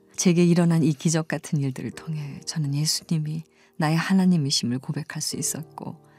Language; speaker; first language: Korean; non-native, fluent; Persian